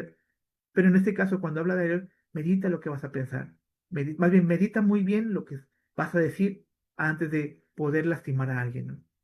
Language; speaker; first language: Spanish; native; Spanish